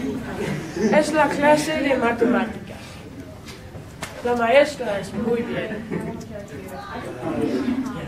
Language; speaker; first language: Spanish; non-native, learner; English